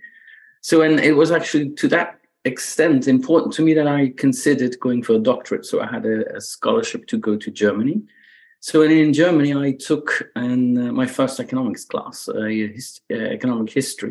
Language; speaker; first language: English; non-native, fluent; Dutch